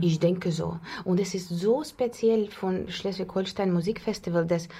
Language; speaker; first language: German; non-native, learner; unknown